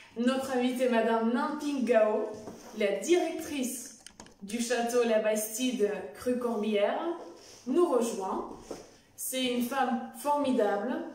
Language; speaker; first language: French; non-native, fluent; Russian